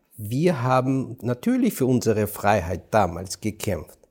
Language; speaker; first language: German; non-native, fluent; Ukrainian